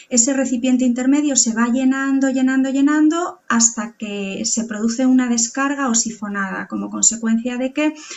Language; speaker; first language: Spanish; native; Spanish